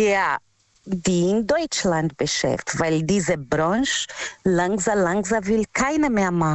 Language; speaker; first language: German; non-native, fluent; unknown